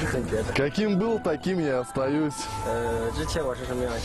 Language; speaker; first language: Russian; native; Russian